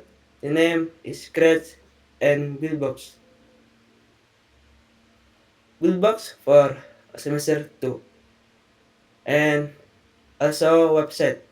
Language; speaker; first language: English; non-native, learner; Indonesian